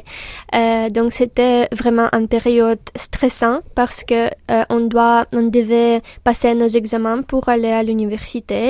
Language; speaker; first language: French; non-native, learner; Ukrainian